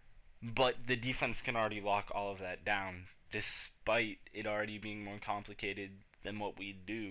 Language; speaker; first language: English; native; English